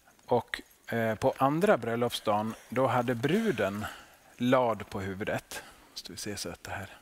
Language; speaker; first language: Swedish; non-native, local second language; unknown